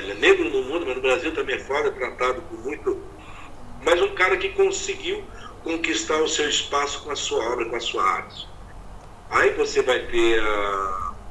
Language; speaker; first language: Portuguese; native; Portuguese